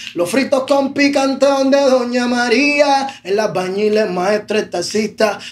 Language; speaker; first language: Spanish; native; Spanish